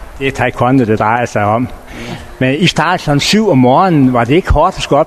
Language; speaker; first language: Danish; native; Danish